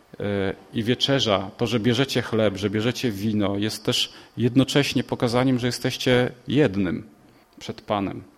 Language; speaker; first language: Polish; native; Polish